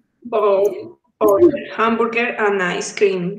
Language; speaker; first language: English; non-native, learner; Spanish